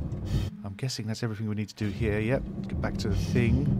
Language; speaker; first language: English; native; English